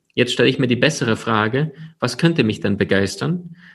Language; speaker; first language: German; early bilingual, other home language; Ukrainian